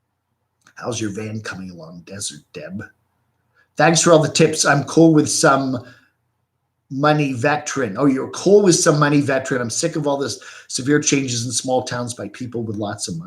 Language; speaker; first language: English; native; English